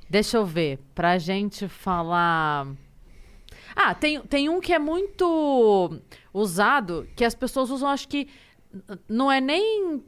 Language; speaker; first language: Portuguese; native; Portuguese